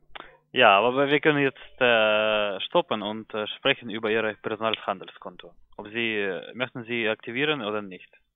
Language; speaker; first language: German; non-native, learner; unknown